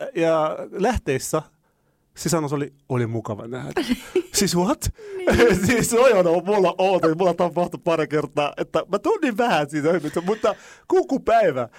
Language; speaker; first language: Finnish; non-native, fluent; Arabic